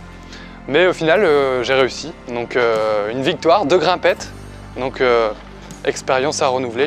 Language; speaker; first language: French; native; French